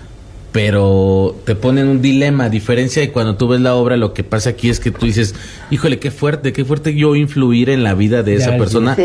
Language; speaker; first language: Spanish; native; Spanish